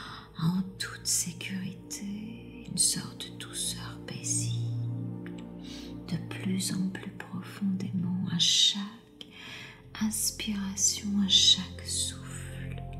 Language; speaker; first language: French; native; French